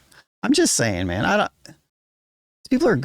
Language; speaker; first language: English; native; English